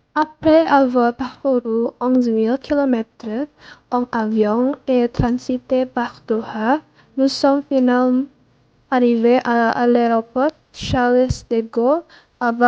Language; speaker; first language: French; non-native, learner; Indonesian